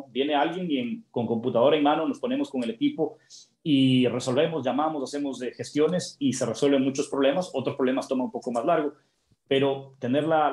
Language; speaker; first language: Spanish; native; Spanish